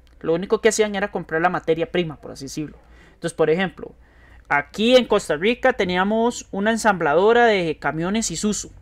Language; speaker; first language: Spanish; native; Spanish